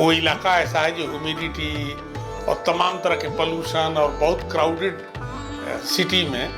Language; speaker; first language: Hindi; native; Hindi